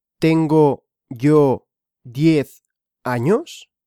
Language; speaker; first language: Spanish; non-native, fluent; Russian